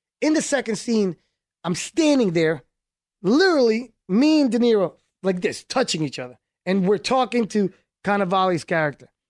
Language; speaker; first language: English; early bilingual, other home language; Hebrew